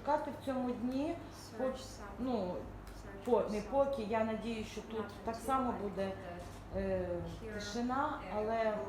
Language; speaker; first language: Ukrainian; native; Ukrainian